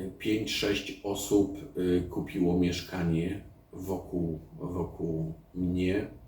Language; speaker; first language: Polish; native; Polish